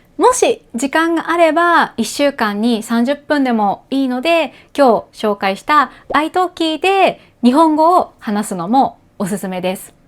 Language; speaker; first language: Japanese; native; Japanese